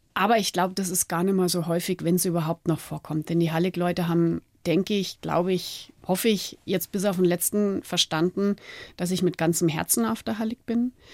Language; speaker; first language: German; native; German